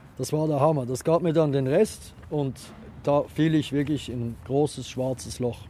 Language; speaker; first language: German; native; German